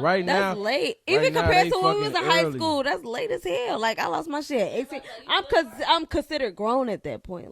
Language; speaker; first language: English; native; English